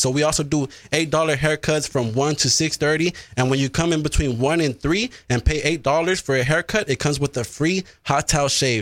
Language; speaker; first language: English; native; English